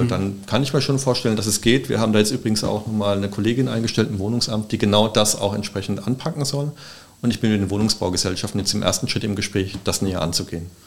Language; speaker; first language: German; native; German